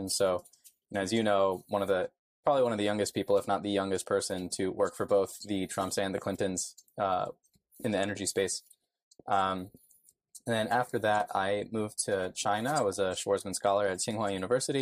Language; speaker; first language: English; native; English